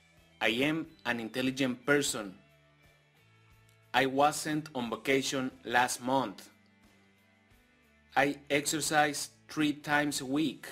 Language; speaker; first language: English; non-native, fluent; Spanish